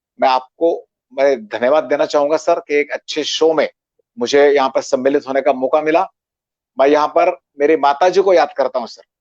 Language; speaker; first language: Hindi; non-native, local second language; Marathi